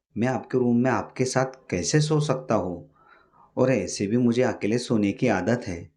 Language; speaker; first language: Hindi; non-native, local second language; Marathi